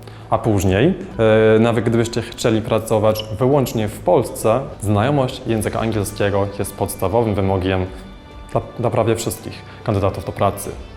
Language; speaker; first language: Polish; non-native, fluent; English